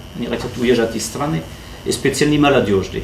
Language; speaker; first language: Russian; non-native, learner; French